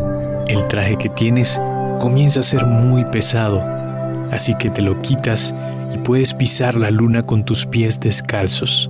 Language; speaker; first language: Spanish; native; Spanish